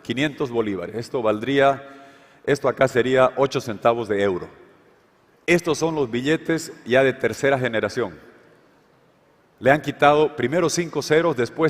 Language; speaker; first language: Spanish; native; Spanish